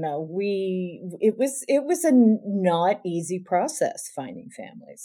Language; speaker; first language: English; native; English